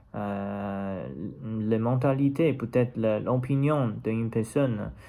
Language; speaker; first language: French; non-native, learner; Chinese